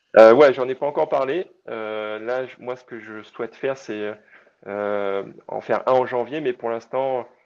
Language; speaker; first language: French; native; French